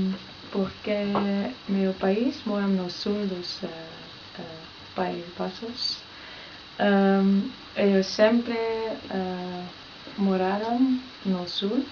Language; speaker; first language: Portuguese; non-native, learner; Dutch